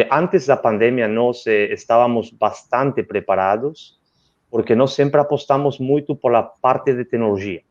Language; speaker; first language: Portuguese; non-native, learner; Spanish